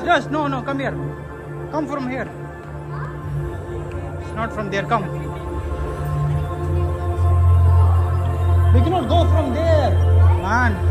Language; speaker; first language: English; non-native, local second language; Hindi